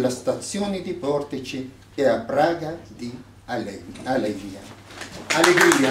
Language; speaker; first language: Italian; non-native, fluent; Russian